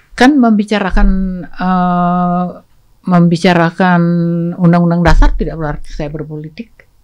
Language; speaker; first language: Indonesian; native; Indonesian